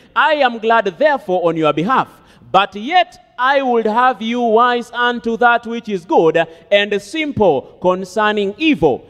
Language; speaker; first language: English; non-native, local second language; Swahili